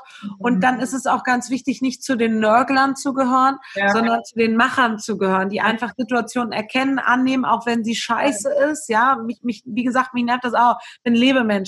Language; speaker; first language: German; native; German